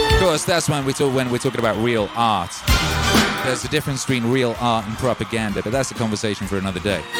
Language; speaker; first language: English; native; English